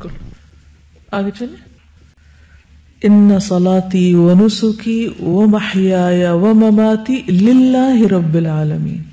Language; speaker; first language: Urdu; native; Urdu